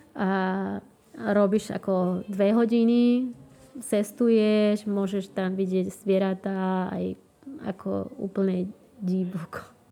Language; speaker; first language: Slovak; non-native, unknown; Spanish